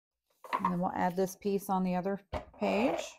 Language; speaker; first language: English; native; English